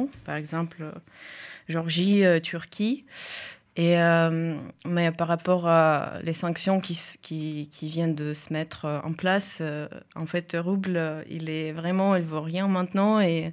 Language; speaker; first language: French; non-native, fluent; Russian